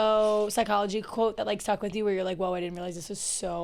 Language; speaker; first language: English; native; English